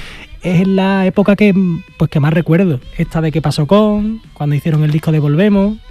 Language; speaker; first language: Spanish; native; Spanish